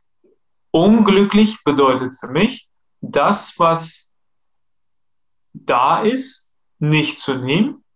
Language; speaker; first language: German; non-native, fluent; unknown